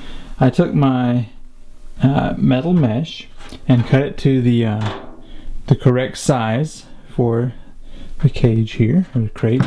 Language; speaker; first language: English; native; English